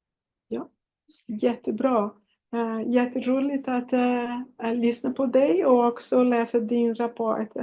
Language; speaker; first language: Swedish; non-native, fluent; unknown